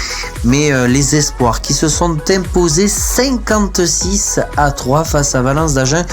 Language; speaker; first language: French; native; French